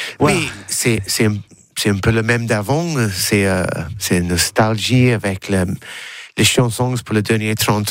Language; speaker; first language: French; non-native, learner; English